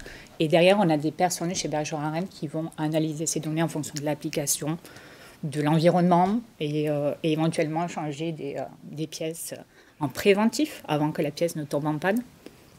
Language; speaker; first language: French; native; French